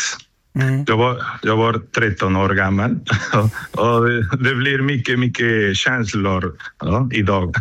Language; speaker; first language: Swedish; non-native, learner; Spanish